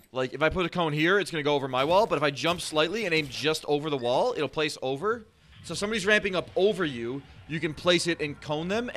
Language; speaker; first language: English; native; English